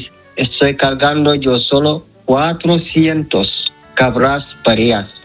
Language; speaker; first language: Spanish; non-native, learner; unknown